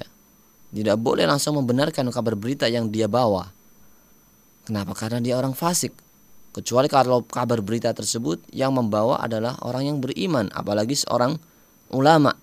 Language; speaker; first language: Indonesian; native; Indonesian